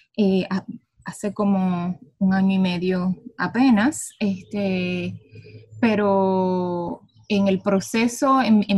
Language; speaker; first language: Spanish; native; Spanish